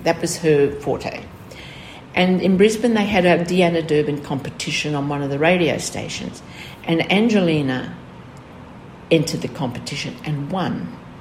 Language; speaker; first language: English; early bilingual, other home language; Greek